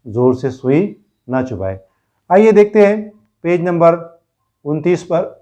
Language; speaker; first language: Hindi; non-native, local second language; Marathi